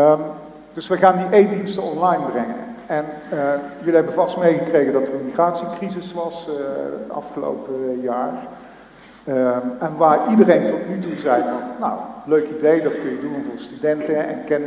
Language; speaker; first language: Dutch; native; Dutch